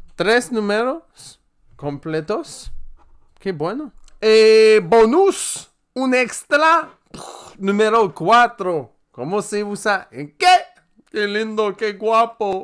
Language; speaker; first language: Spanish; non-native, learner; French